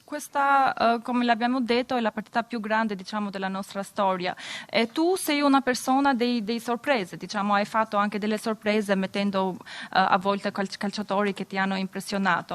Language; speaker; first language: Italian; non-native, fluent; Albanian